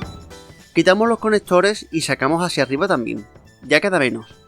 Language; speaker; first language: Spanish; native; Spanish